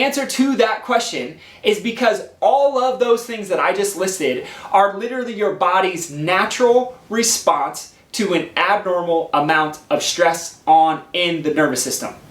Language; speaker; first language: English; native; English